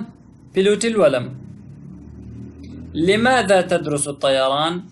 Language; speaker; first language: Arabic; non-native, fluent; Pashto